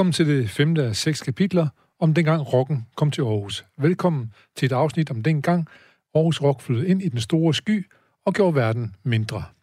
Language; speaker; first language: Danish; native; Danish